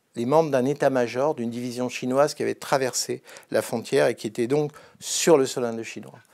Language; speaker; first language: French; native; French